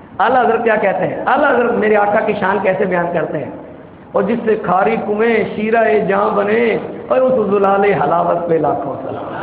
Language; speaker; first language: Urdu; non-native, local second language; Punjabi